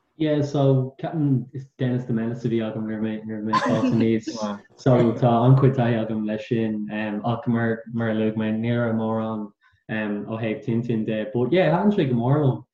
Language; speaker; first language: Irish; non-native, local second language; English